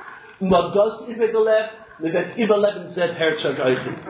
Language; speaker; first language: Hebrew; non-native, fluent; English